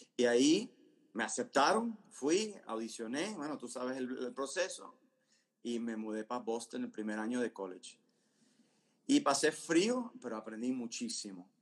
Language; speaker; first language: Spanish; early bilingual, heritage; Spanish